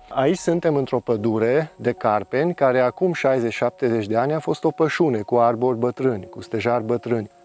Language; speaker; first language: Romanian; non-native, local second language; Hungarian